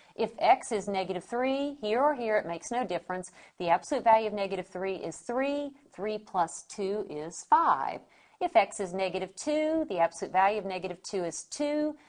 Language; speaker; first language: English; native; English